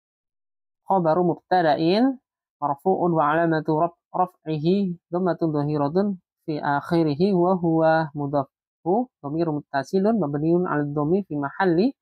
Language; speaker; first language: Arabic; non-native, fluent; Indonesian